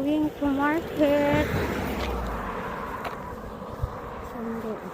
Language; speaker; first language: English; non-native, learner; Filipino